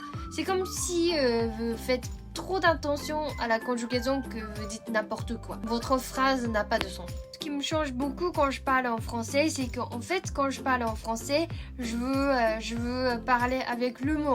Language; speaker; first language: French; non-native, fluent; Japanese